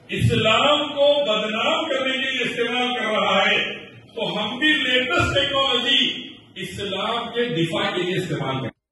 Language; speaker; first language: Urdu; native; Urdu